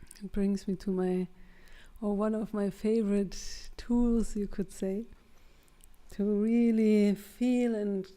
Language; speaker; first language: English; non-native, fluent; German